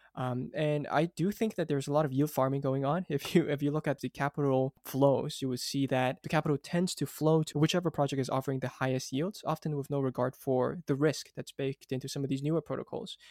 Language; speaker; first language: English; non-native, local second language; Cantonese